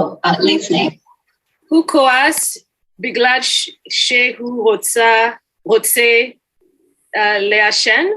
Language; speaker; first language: Hebrew; non-native, learner; English